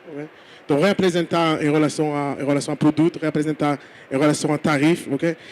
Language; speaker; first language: Portuguese; non-native, fluent; French